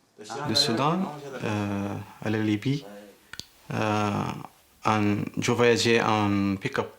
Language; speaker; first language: French; non-native, learner; Arabic